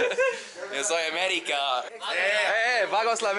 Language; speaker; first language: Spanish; non-native, learner; English